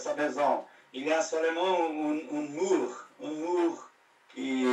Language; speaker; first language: French; non-native, learner; Portuguese